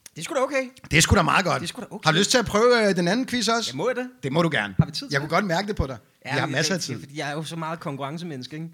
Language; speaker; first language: Danish; non-native, fluent; Arabic